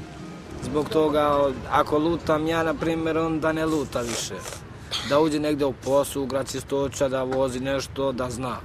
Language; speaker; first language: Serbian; non-native, local second language; Romany